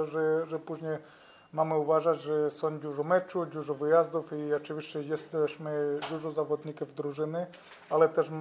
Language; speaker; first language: Polish; non-native, learner; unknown